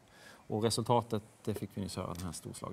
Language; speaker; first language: Swedish; native; Swedish